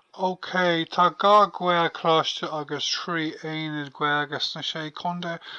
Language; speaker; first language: Irish; non-native, local second language; English